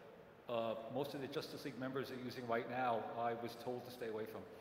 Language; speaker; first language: English; native; English